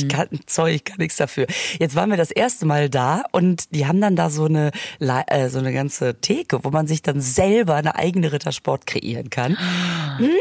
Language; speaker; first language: German; native; German